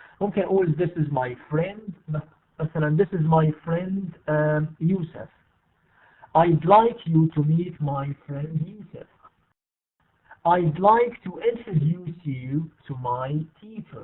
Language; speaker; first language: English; non-native, fluent; Arabic